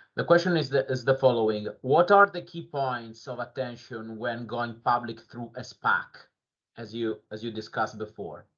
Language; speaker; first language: English; non-native, fluent; Italian